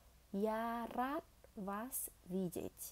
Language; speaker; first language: Russian; non-native, fluent; Vietnamese